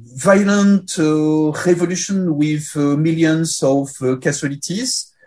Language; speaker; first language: English; non-native, fluent; French